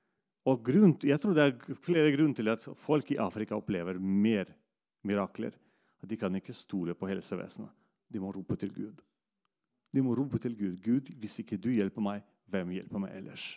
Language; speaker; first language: Norwegian; non-native, fluent; Russian